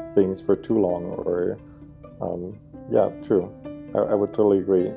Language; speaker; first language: English; non-native, fluent; German